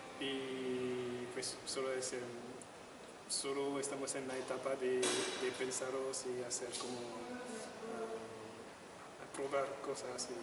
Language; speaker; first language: Spanish; non-native, learner; French